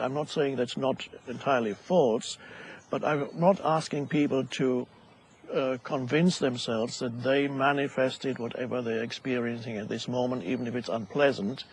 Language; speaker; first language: English; non-native, fluent; German